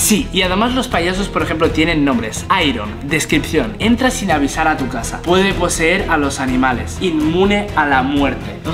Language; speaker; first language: Spanish; native; Spanish